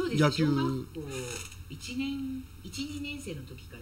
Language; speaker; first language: Japanese; native; Japanese